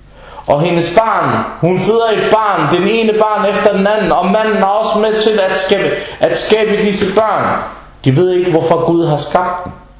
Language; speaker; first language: Danish; non-native, fluent; Arabic